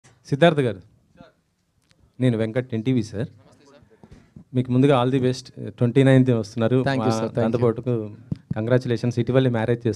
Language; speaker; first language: Telugu; native; Telugu